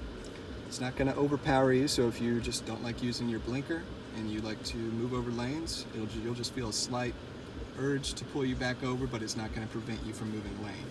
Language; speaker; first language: English; native; English